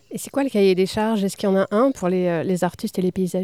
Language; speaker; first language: French; native; French